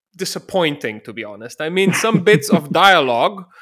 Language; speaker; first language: English; non-native, fluent; Slovenian